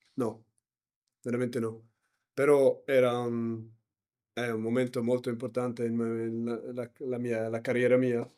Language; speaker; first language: Italian; non-native, learner; German